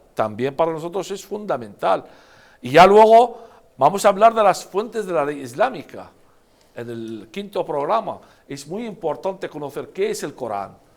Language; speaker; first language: Spanish; non-native, fluent; Arabic